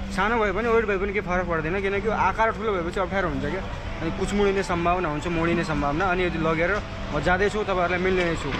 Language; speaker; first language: Nepali; native; Nepali